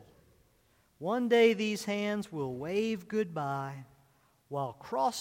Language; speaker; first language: English; native; English